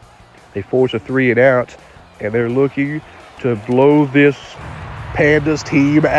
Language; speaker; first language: English; native; English